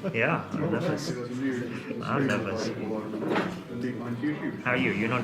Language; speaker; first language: English; native; English